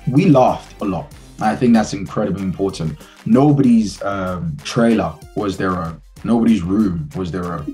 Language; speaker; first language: English; native; English